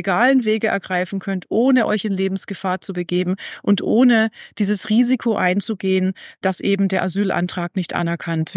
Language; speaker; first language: German; native; German